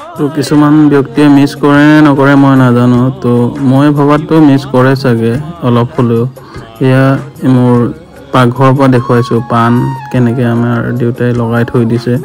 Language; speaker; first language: Assamese; non-native, local second language; Mising